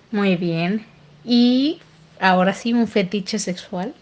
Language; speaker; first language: Spanish; native; Spanish